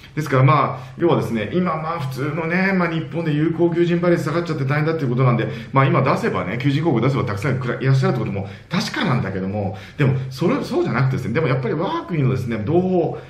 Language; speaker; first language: Japanese; native; Japanese